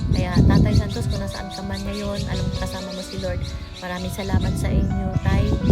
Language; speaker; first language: Filipino; non-native, local second language; Cebuano